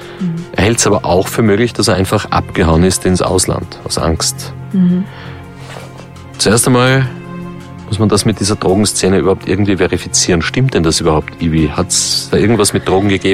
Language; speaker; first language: German; native; German